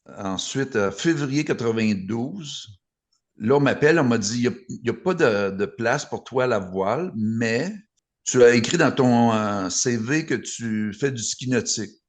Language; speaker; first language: French; native; French